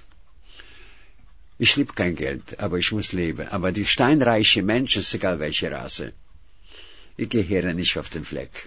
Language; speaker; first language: German; non-native, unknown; Russian